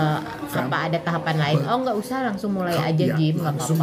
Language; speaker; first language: Indonesian; native; Indonesian